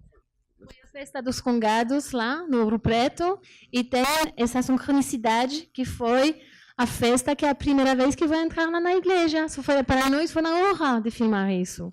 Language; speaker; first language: Portuguese; non-native, learner; French